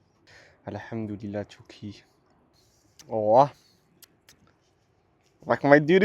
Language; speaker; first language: Turkish; non-native, learner; French